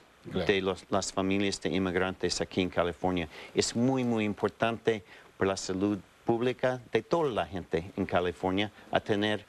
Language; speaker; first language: Spanish; non-native, fluent; English